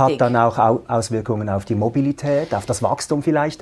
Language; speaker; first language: German; native; German